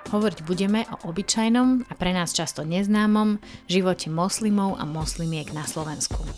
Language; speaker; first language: Slovak; native; Slovak